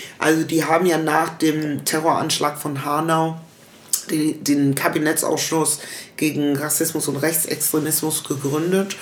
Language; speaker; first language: German; early bilingual, other home language; English